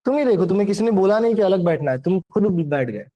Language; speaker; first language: Hindi; non-native, local second language; Marathi